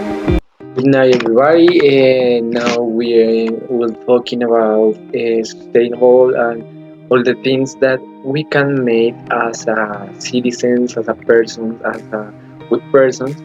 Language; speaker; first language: English; non-native, learner; Spanish